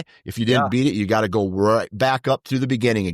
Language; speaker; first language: English; native; English